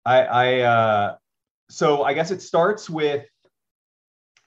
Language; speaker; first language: English; native; English